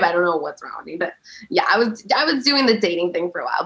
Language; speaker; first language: English; early bilingual, other home language; Persian